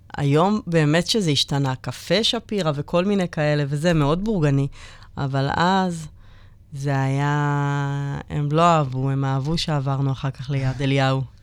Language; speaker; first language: Hebrew; native; Hebrew